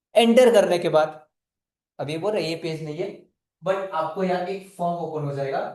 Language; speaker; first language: Hindi; non-native, local second language; Marathi